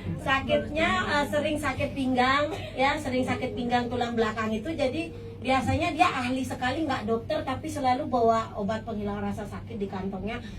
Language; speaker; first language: Indonesian; native; Indonesian